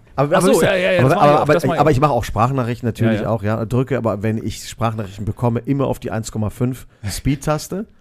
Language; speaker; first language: German; native; German